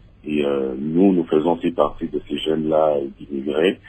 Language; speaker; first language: French; non-native, local second language; Lingala